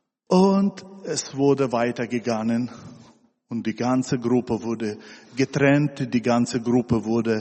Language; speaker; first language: German; non-native, fluent; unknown